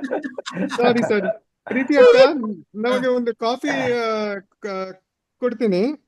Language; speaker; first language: Kannada; non-native, learner; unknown